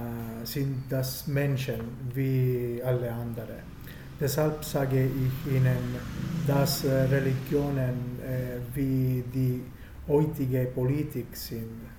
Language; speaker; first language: German; non-native, fluent; Italian